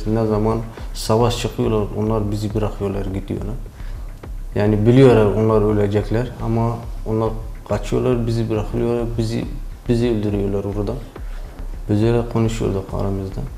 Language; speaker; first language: Turkish; non-native, learner; Kurdish